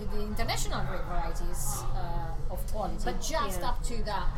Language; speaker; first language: English; non-native, fluent; Italian